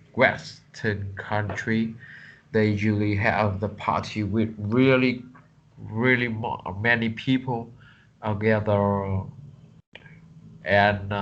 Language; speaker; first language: English; non-native, learner; Vietnamese